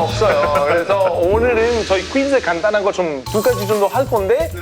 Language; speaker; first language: Korean; non-native, fluent; Italian